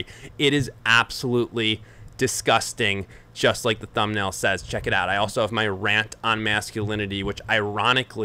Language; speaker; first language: English; native; English